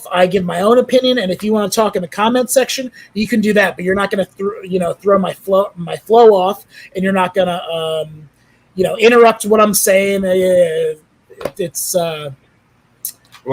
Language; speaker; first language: English; native; English